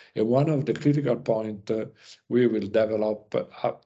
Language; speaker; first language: English; non-native, learner; Italian